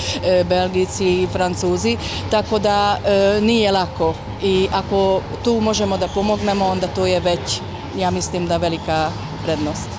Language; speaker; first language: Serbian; non-native, fluent; Hungarian